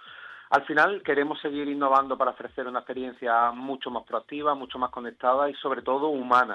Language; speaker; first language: Spanish; native; Spanish